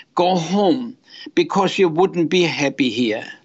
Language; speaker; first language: English; non-native, fluent; German